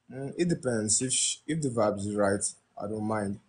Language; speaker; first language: English; non-native, local second language; Yoruba